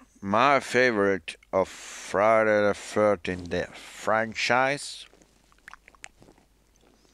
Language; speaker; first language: English; non-native, fluent; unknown